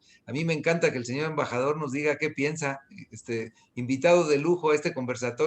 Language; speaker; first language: Spanish; native; Spanish